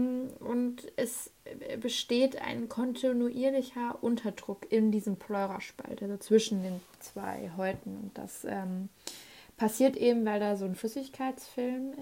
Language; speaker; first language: German; native; German